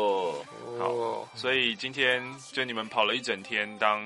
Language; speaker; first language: Chinese; native; Chinese